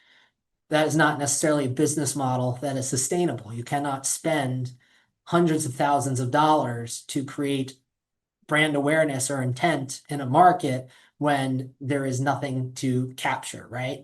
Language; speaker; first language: English; native; English